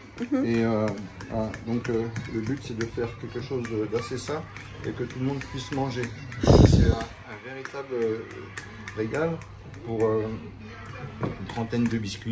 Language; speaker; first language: French; native; French